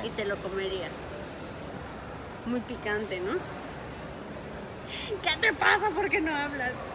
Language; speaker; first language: Spanish; native; Spanish